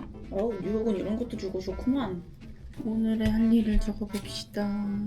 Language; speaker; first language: Korean; early bilingual, heritage; Korean